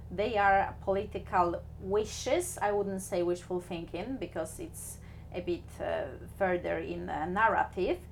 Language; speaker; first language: English; non-native, fluent; Polish